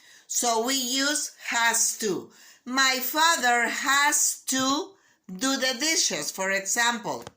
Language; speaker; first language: English; non-native, learner; Spanish